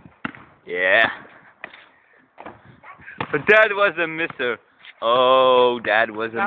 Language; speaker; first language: English; non-native, learner; Dutch